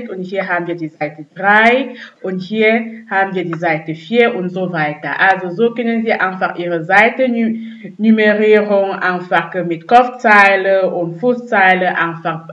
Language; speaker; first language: German; non-native, fluent; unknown